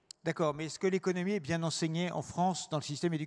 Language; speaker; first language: French; native; French